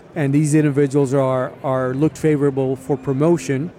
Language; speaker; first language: English; early bilingual, other home language; Spanish